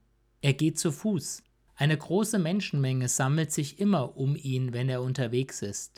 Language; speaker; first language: German; native; German